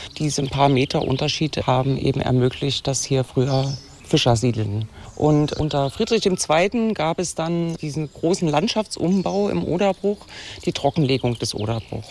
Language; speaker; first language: German; native; German